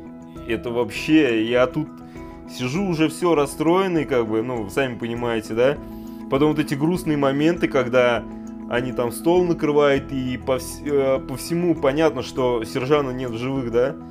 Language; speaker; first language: Russian; native; Russian